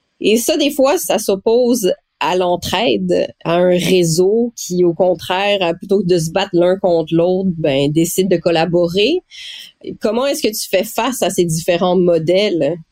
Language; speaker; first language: French; native; French